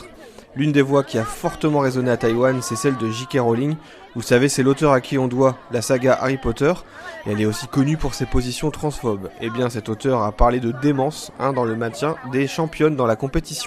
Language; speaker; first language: French; native; French